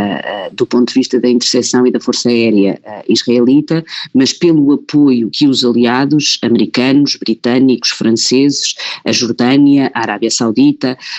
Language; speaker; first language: Portuguese; native; Portuguese